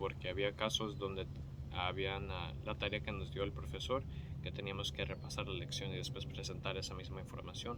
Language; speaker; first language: Spanish; early bilingual, heritage; Spanish